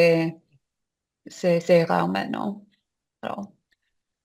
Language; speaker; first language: French; non-native, fluent; English